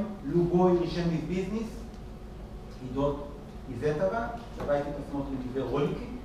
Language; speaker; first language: Russian; non-native, learner; Hebrew